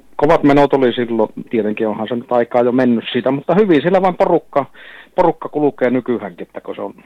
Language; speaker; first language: Finnish; native; Finnish